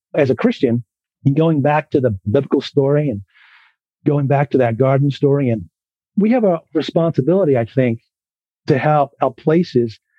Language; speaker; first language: English; native; English